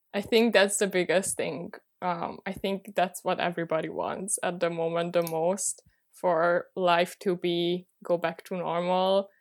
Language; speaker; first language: English; non-native, fluent; Hungarian